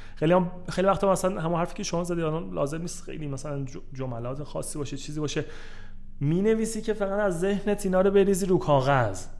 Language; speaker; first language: Persian; native; Persian